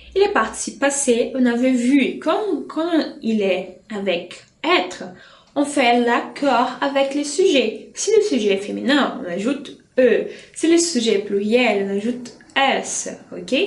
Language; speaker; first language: French; non-native, fluent; Portuguese